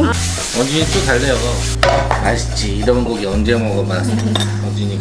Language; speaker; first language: Korean; native; Korean